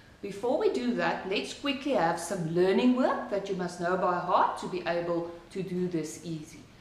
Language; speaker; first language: English; non-native, local second language; Afrikaans